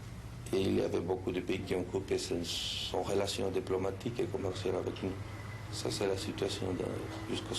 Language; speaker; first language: French; non-native, fluent; Spanish